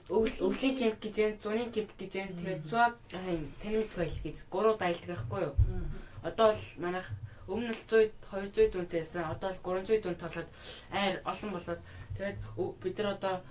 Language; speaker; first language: Mongolian; early bilingual, heritage; Mongolian